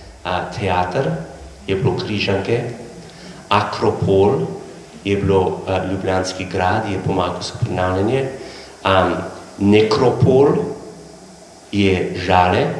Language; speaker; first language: Slovenian; non-native, learner; English